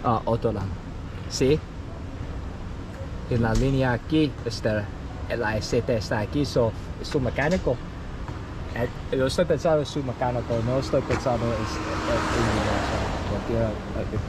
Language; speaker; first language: Spanish; non-native, learner; English